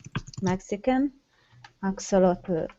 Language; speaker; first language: English; non-native, learner; Hungarian